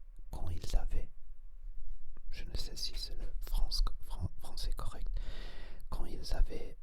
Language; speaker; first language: French; non-native, learner; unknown